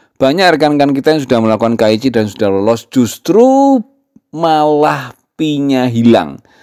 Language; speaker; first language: Indonesian; non-native, local second language; Javanese